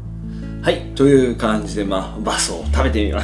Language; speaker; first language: Japanese; native; Japanese